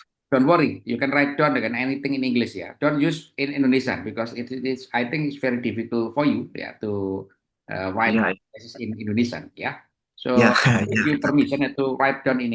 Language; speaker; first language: English; non-native, learner; Indonesian